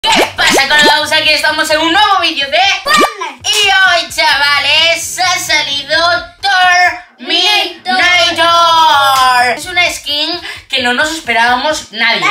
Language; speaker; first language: Spanish; native; Spanish